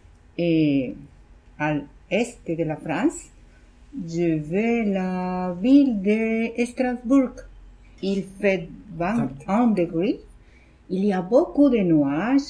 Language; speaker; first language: French; non-native, learner; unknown